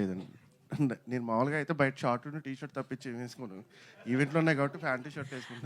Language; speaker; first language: Telugu; native; Telugu